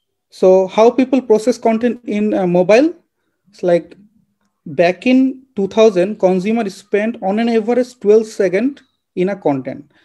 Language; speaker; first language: English; non-native, local second language; Bangla